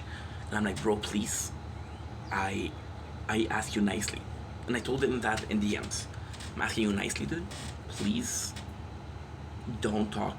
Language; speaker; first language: English; non-native, local second language; French